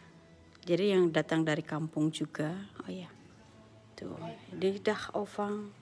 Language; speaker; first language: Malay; non-native, local second language; Sundanese